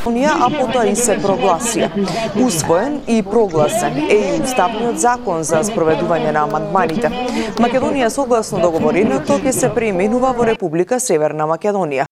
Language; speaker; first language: Macedonian; native; Macedonian